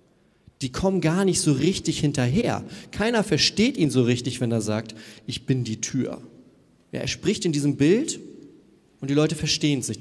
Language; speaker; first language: German; native; German